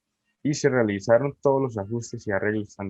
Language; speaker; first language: Spanish; native; Spanish